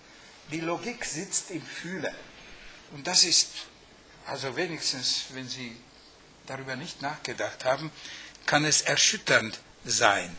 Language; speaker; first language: German; non-native, fluent; Hungarian